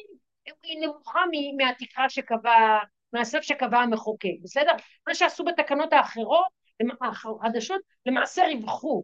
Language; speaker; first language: Hebrew; native; Hebrew